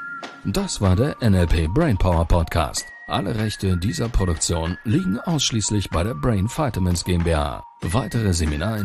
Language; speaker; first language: German; native; German